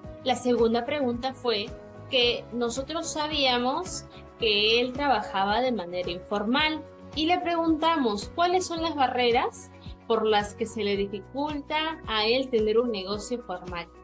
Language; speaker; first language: Spanish; native; Spanish